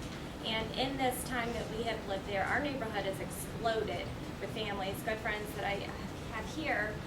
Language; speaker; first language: English; native; English